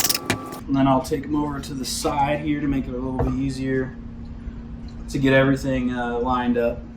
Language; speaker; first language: English; native; English